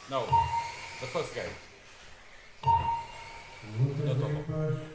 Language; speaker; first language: English; non-native, learner; Portuguese